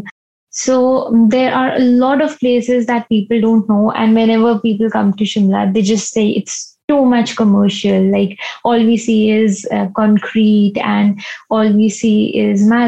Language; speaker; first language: English; non-native, local second language; Hindi